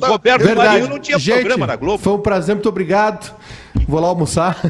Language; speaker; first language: Portuguese; native; Portuguese